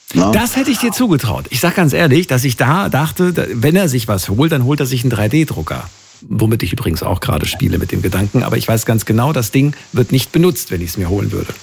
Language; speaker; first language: German; native; German